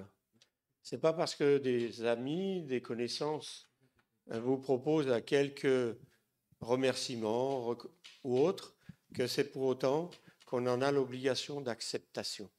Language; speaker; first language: French; native; French